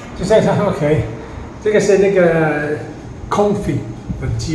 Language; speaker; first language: Chinese; non-native, fluent; Italian